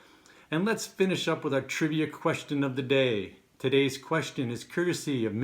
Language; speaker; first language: English; native; English